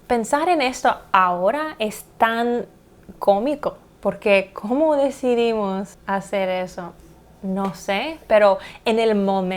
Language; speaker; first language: Spanish; non-native, fluent; English